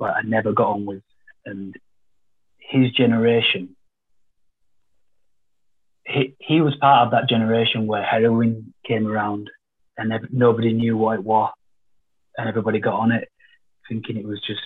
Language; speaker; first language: English; native; English